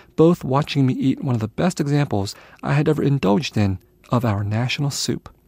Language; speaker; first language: English; early bilingual, other home language; Vietnamese